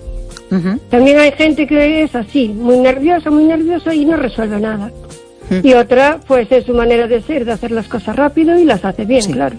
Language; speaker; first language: Spanish; native; Spanish